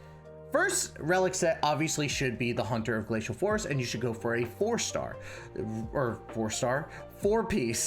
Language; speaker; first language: English; native; English